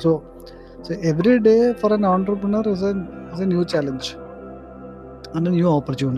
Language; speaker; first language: English; non-native, local second language; Malayalam